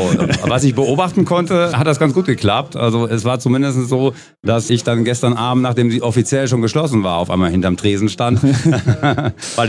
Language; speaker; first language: German; native; German